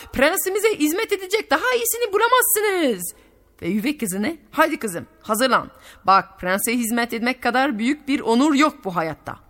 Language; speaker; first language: Turkish; non-native, fluent; French